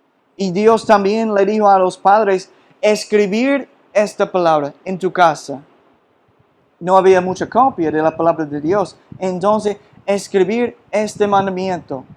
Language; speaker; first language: Spanish; non-native, fluent; English